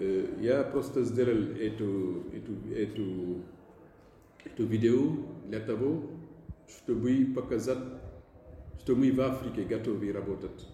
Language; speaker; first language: Russian; non-native, fluent; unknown